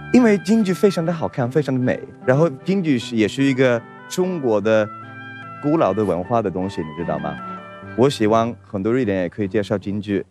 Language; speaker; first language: Chinese; non-native, fluent; Swedish